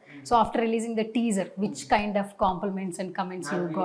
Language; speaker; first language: Telugu; native; Telugu